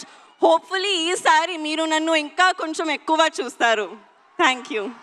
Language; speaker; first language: Telugu; non-native, local second language; Hindi